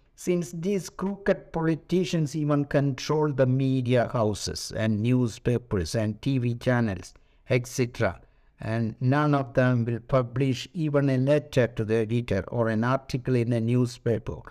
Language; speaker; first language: English; non-native, local second language; Malayalam